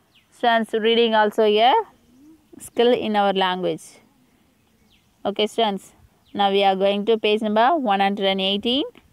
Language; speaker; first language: English; non-native, local second language; Tamil